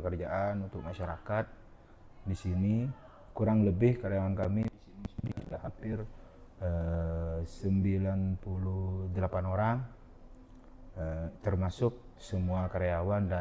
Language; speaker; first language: Indonesian; non-native, local second language; Madurese